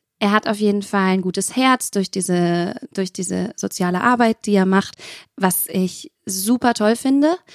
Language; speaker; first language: German; early bilingual, other home language; Arabic